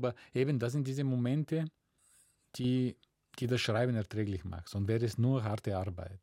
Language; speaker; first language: German; non-native, fluent; Bulgarian